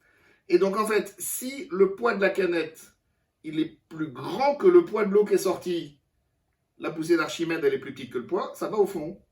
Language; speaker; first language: French; native; French